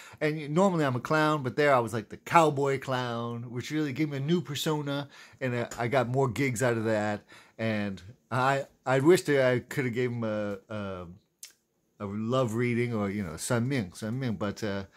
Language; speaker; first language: English; native; English